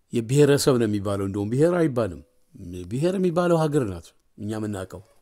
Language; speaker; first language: Amharic; native; Amharic